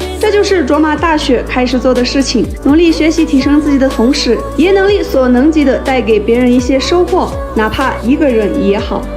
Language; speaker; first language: Chinese; non-native, local second language; Tibetan